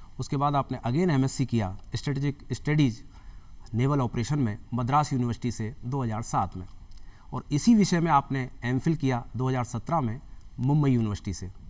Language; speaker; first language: Hindi; native; Hindi